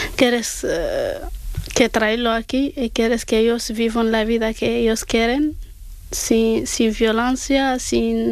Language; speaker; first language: Spanish; non-native, learner; Arabic